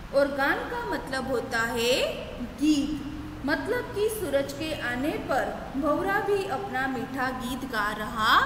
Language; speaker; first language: Hindi; non-native, local second language; Gujarati